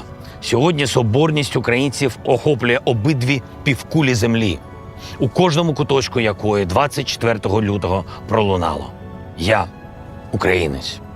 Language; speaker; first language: Ukrainian; non-native, local second language; Russian